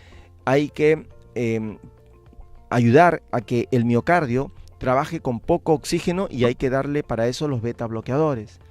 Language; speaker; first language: Spanish; native; Spanish